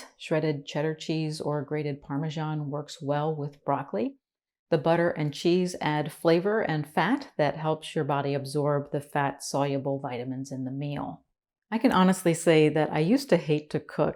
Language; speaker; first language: English; native; English